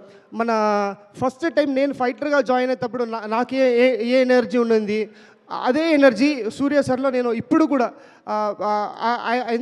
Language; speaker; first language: Telugu; non-native, local second language; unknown